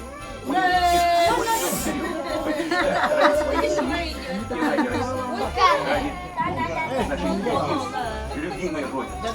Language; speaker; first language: Russian; native; Russian